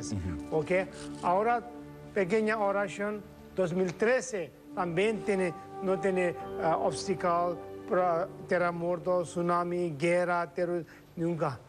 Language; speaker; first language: Spanish; non-native, learner; Tibetan